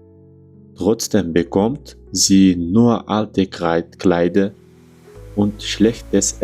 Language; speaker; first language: German; non-native, learner; Uzbek